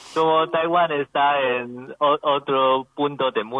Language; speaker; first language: Spanish; non-native, learner; Chinese